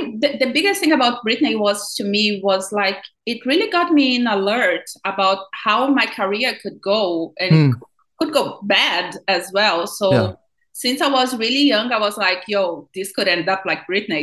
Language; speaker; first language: English; non-native, fluent; Portuguese